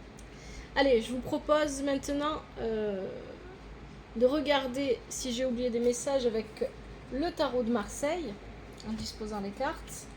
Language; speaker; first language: French; native; French